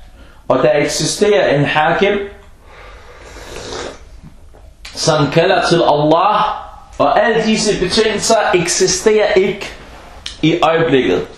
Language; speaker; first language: Danish; early bilingual, other home language; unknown